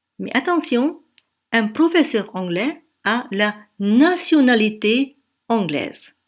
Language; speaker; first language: French; native; French